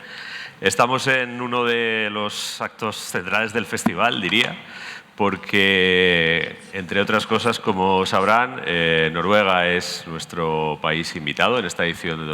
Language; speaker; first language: Spanish; native; Spanish